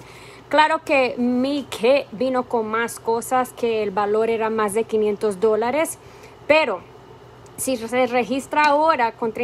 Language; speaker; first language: Spanish; early bilingual, heritage; Spanish